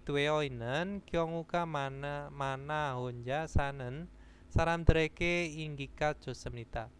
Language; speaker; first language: Korean; non-native, fluent; Indonesian